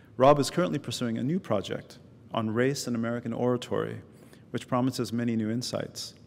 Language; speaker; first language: English; native; English